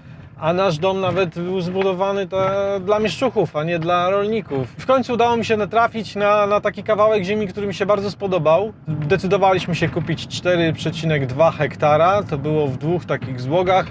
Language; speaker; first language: Polish; native; Polish